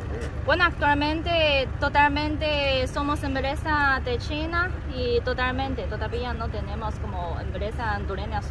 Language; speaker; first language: Spanish; non-native, learner; Chinese